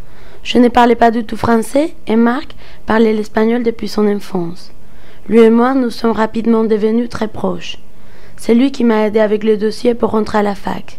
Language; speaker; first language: French; non-native, fluent; Spanish